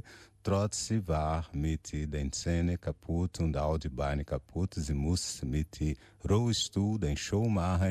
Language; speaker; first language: German; non-native, learner; Portuguese